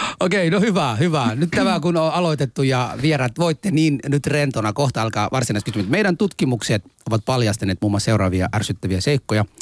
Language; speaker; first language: Finnish; non-native, fluent; Somali